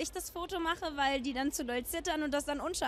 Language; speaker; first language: German; native; German